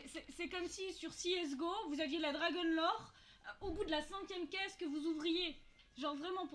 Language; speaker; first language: French; native; French